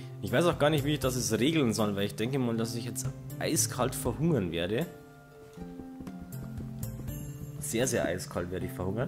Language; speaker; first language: German; native; German